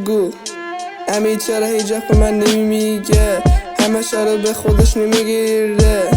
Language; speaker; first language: Persian; early bilingual, heritage; Persian